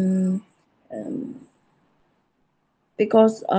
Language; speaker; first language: English; non-native, learner; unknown